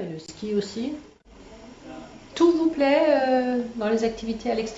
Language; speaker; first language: French; native; French